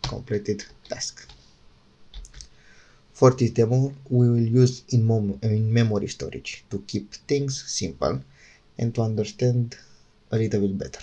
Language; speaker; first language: English; non-native, fluent; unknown